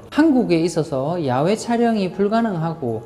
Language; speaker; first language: Korean; native; Korean